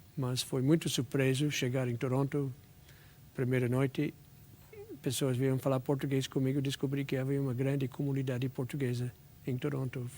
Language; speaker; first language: Portuguese; non-native, fluent; English